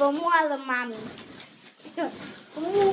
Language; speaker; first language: Albanian; early bilingual, heritage; Albanian